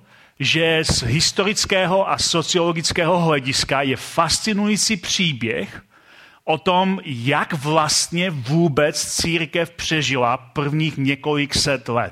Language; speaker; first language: Czech; native; Czech